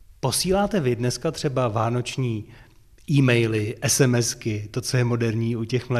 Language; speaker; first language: Czech; native; Czech